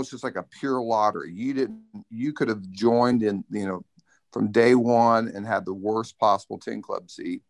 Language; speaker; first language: English; native; English